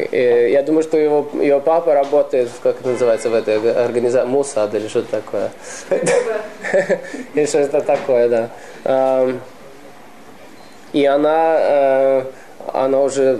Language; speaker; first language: Russian; early bilingual, heritage; Russian